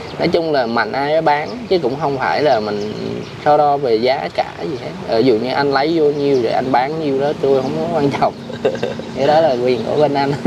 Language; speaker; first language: Vietnamese; native; Vietnamese